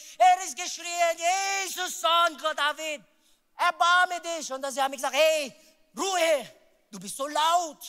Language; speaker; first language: German; non-native, learner; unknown